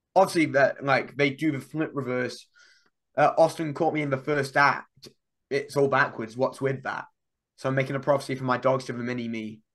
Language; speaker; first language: English; native; English